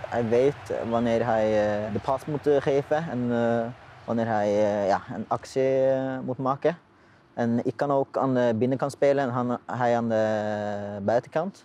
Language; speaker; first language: Dutch; non-native, fluent; Norwegian